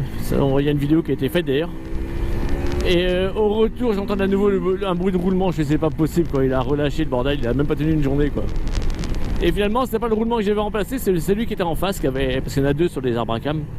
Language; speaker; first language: French; native; French